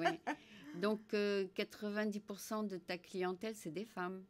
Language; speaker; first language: French; native; French